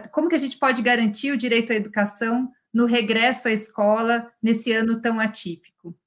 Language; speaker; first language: Portuguese; native; Portuguese